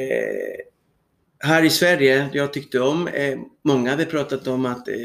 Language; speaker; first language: Swedish; non-native, fluent; Spanish